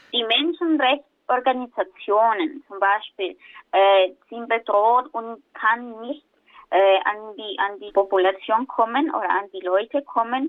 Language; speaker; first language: German; non-native, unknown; Spanish